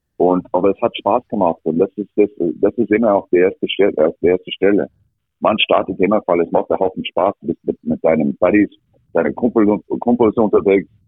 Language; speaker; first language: German; non-native, fluent; English